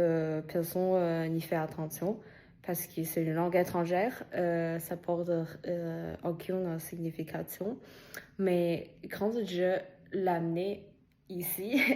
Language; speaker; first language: French; non-native, fluent; Chinese